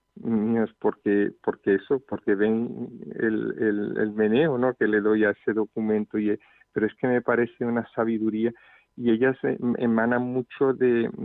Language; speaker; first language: Spanish; native; Spanish